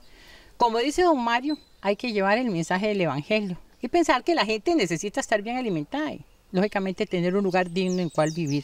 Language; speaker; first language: Spanish; native; Spanish